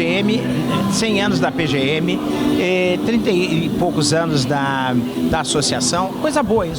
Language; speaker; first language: Portuguese; native; Portuguese